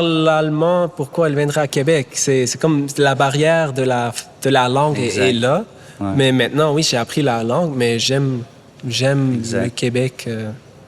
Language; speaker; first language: French; non-native, fluent; German